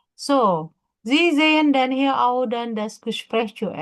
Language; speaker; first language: German; non-native, fluent; Indonesian